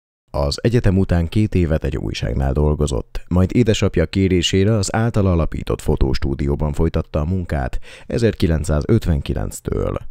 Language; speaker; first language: Hungarian; native; Hungarian